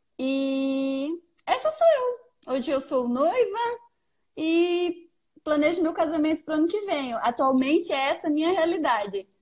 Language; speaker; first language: Portuguese; native; Portuguese